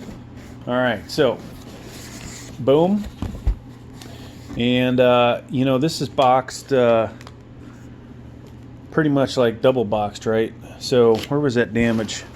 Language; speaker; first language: English; native; English